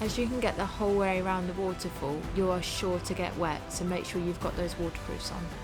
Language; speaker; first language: English; native; English